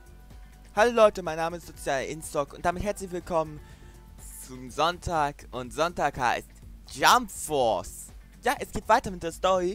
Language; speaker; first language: German; native; German